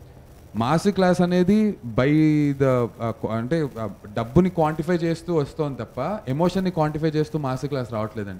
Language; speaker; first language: Telugu; native; Telugu